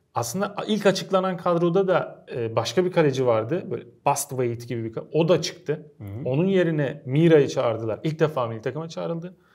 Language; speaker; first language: Turkish; native; Turkish